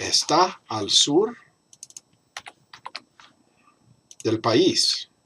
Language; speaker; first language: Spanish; non-native, fluent; English